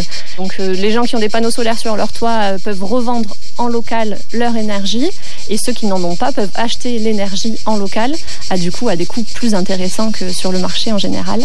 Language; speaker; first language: French; native; French